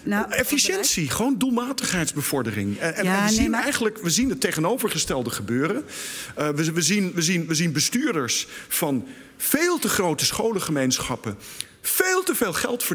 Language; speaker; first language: Dutch; native; Dutch